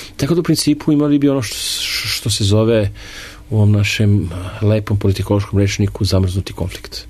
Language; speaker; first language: Serbian; native; Serbian